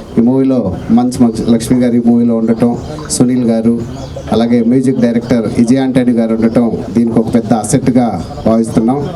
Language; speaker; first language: Telugu; native; Telugu